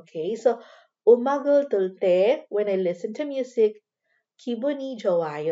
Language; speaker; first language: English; non-native, local second language; Filipino